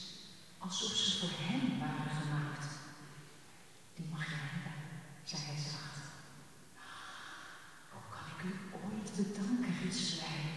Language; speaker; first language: Dutch; native; Dutch